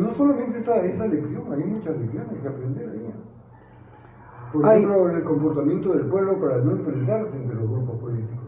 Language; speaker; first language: Spanish; native; Spanish